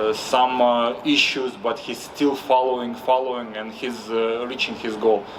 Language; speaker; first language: English; non-native, fluent; Russian